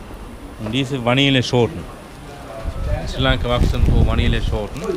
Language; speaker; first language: German; non-native, learner; Sinhala